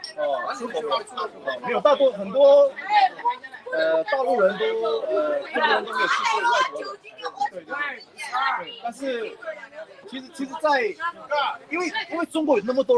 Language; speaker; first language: Chinese; early bilingual, heritage; Chinese